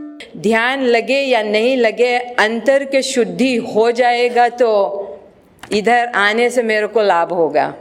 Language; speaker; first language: Hindi; non-native, local second language; Marathi